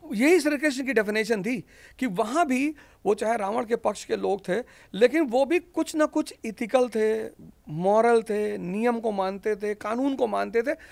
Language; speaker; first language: Hindi; native; Hindi